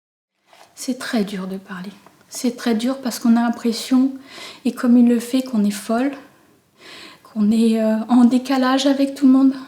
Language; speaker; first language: French; native; French